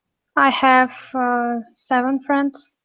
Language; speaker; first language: English; non-native, learner; Russian